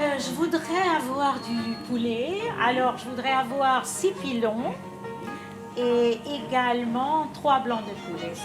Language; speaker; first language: French; non-native, fluent; Hungarian